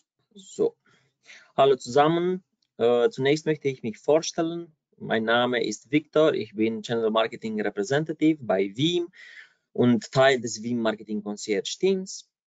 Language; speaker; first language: German; non-native, fluent; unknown